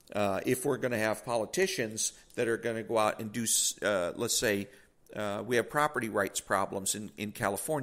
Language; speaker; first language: English; native; English